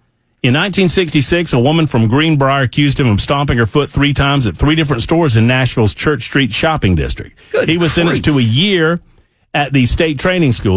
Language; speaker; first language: English; native; English